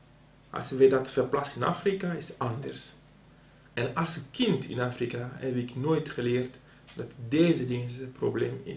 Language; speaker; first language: Dutch; non-native, local second language; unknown